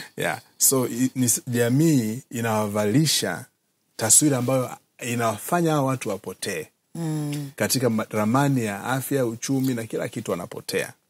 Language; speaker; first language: Swahili; native; Swahili